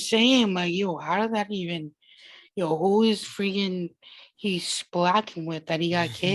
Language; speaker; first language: English; native; English